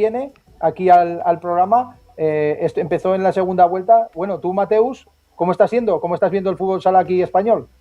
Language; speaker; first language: Spanish; native; Spanish